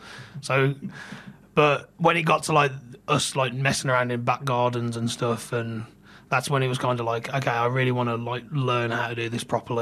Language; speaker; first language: English; native; English